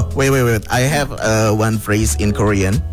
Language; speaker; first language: English; non-native, learner; Indonesian